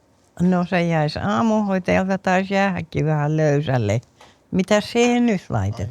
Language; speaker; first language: Finnish; native; Finnish